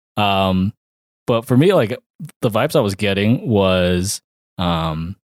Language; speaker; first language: English; early bilingual, other home language; Filipino